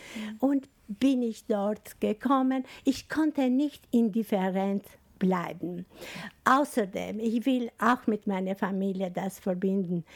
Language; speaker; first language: German; non-native, fluent; Albanian